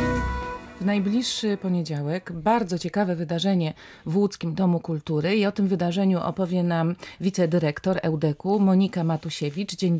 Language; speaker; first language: Polish; native; Polish